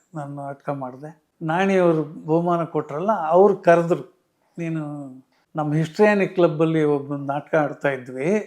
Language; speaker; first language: Kannada; native; Kannada